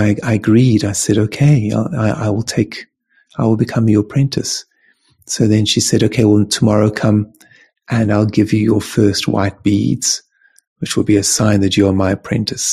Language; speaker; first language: English; native; English